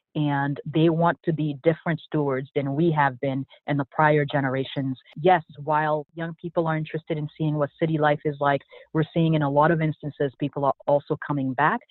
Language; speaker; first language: English; early bilingual, other home language; Haitian Creole